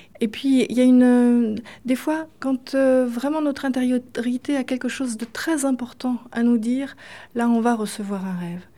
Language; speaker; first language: French; native; French